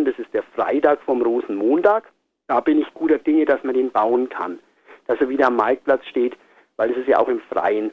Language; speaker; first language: German; native; German